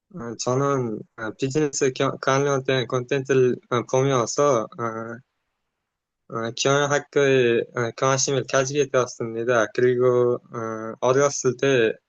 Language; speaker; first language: Korean; non-native, learner; Uzbek